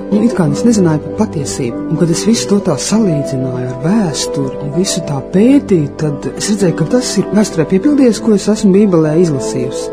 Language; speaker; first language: Latvian; native; Latvian